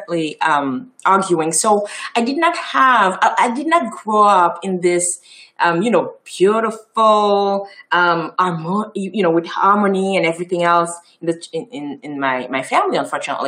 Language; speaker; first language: English; non-native, fluent; Haitian Creole